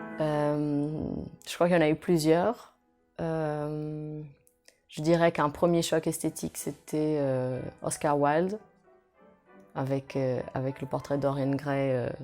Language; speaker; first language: French; non-native, fluent; Portuguese